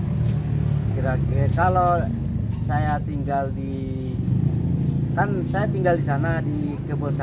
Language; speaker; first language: Indonesian; non-native, local second language; Javanese